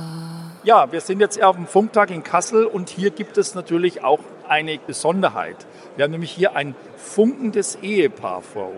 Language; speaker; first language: German; native; German